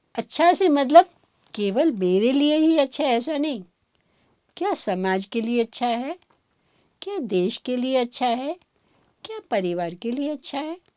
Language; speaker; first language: Hindi; native; Hindi